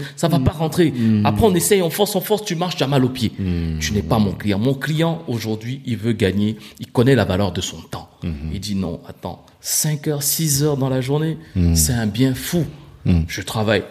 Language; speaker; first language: French; native; French